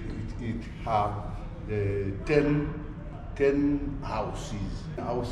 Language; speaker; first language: English; non-native, learner; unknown